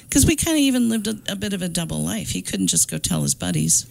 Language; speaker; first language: English; native; English